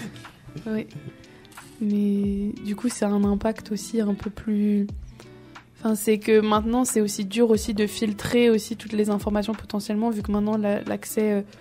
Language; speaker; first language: French; native; French